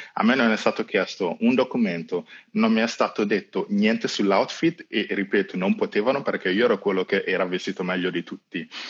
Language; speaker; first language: Italian; early bilingual, other home language; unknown